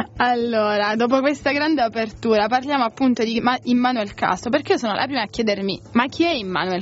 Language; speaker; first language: Italian; native; Italian